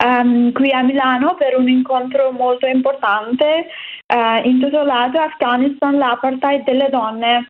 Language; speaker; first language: Italian; non-native, learner; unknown